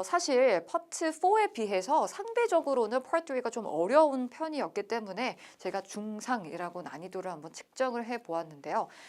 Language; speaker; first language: Korean; native; Korean